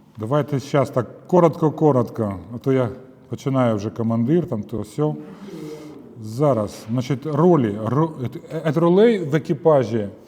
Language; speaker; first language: Ukrainian; non-native, local second language; Russian